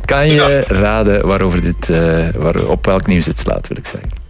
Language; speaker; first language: Dutch; native; Dutch